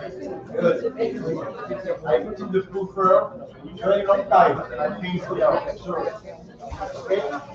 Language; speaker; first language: English; non-native, learner; French